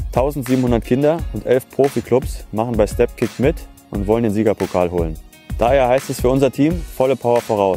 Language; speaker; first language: German; native; German